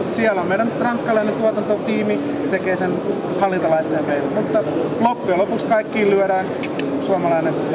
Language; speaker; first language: Finnish; native; Finnish